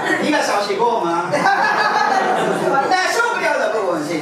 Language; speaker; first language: Chinese; non-native, fluent; Japanese